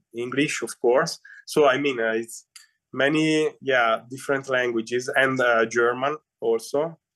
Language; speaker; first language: English; non-native, fluent; Italian